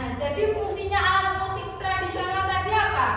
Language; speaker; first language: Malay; non-native, local second language; Javanese